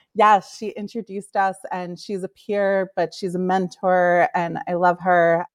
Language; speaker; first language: English; native; English